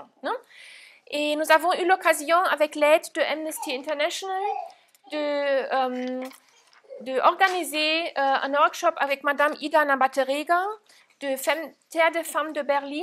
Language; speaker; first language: French; non-native, fluent; German